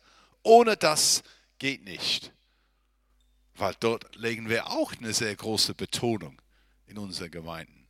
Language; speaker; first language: German; non-native, fluent; English